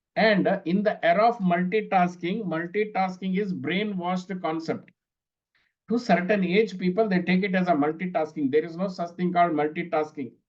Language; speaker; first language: English; non-native, local second language; Kannada